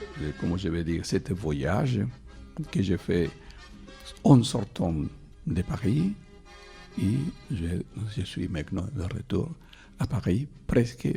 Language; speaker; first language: French; non-native, fluent; Spanish